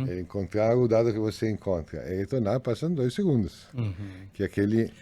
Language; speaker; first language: Portuguese; non-native, fluent; Italian